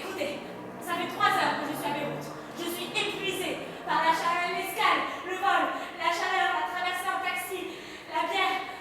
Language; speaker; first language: French; native; French